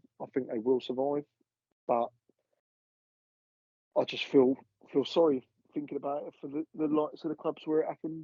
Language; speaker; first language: English; native; English